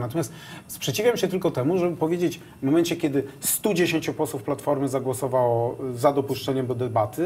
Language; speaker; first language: Polish; native; Polish